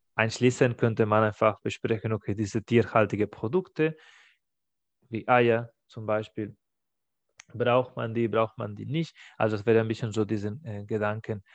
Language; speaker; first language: German; non-native, fluent; Spanish